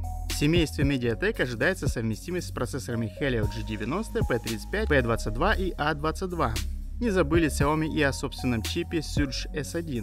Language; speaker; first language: Russian; native; Russian